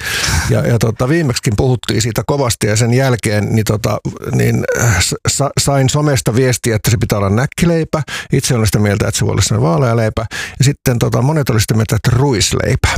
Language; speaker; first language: Finnish; native; Finnish